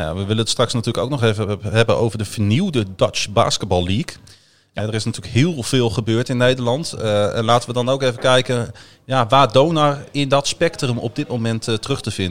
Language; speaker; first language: Dutch; native; Dutch